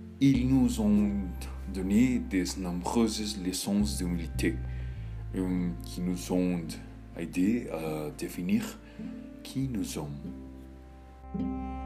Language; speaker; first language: French; non-native, learner; Spanish